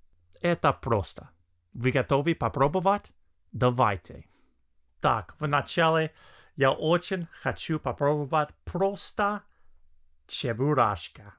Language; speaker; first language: Russian; non-native, fluent; English